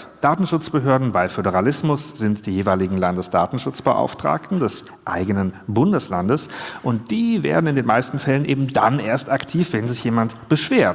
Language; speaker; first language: German; native; German